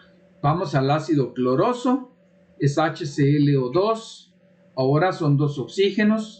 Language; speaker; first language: Spanish; native; Spanish